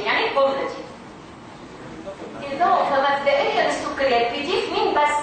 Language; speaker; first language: Arabic; native; Arabic